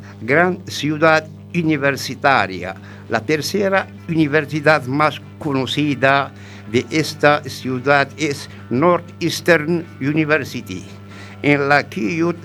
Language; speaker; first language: Spanish; non-native, learner; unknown